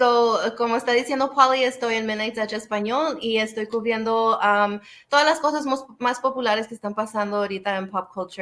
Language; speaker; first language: Spanish; early bilingual, heritage; Spanish